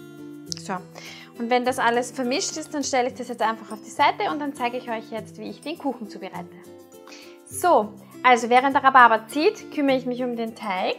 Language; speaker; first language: German; native; German